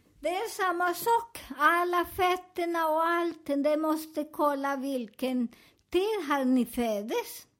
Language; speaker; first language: Swedish; non-native, learner; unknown